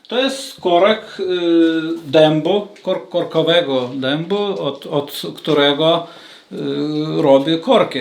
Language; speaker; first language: Polish; non-native, learner; Lithuanian